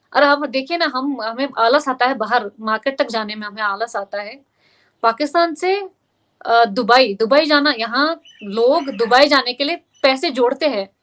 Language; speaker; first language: Hindi; non-native, local second language; Kashmiri